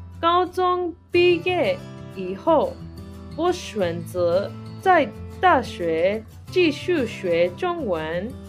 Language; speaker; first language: Chinese; non-native, learner; English